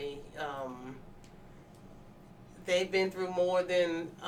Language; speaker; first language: English; native; English